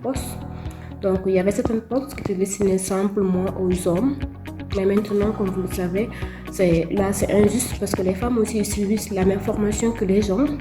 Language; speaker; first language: French; non-native, local second language; Wolof